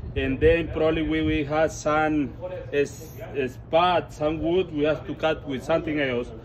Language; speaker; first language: English; non-native, learner; Spanish